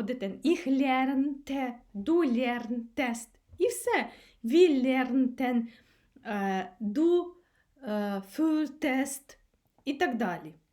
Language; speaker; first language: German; non-native, fluent; Ukrainian